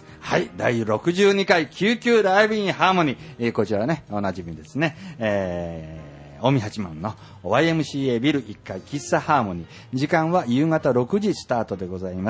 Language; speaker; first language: Japanese; native; Japanese